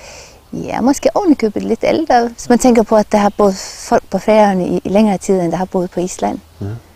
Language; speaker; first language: Danish; non-native, local second language; Faroese